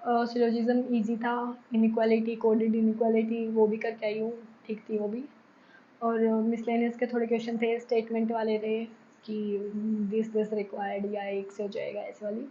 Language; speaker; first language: Hindi; native; Hindi